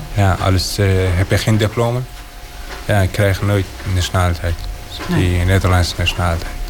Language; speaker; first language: Dutch; non-native, learner; Persian